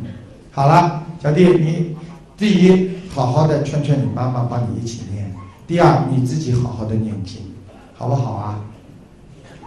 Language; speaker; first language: Chinese; native; Chinese